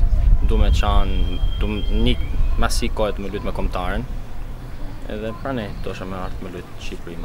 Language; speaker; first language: Albanian; early bilingual, heritage; Albanian